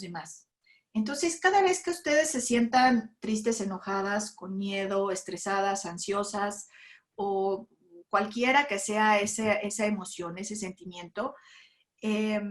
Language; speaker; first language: Spanish; native; Spanish